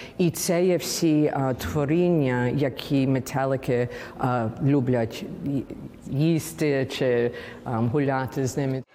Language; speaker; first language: Ukrainian; early bilingual, heritage; English